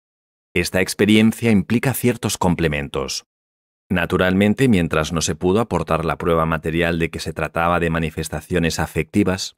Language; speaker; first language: Spanish; native; Spanish